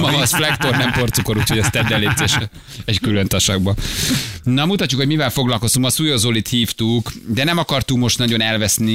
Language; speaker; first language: Hungarian; native; Hungarian